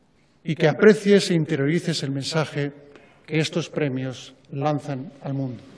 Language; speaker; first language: Spanish; native; Spanish